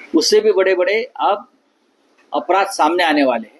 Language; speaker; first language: Hindi; non-native, local second language; Marathi